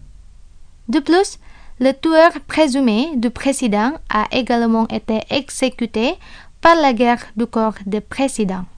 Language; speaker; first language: French; non-native, fluent; Indonesian